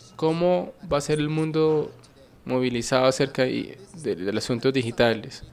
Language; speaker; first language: Spanish; non-native, fluent; Finnish